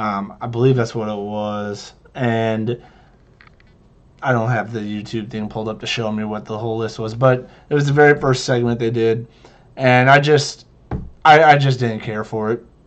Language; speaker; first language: English; native; English